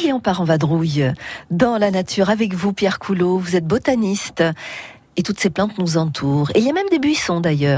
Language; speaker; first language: French; native; French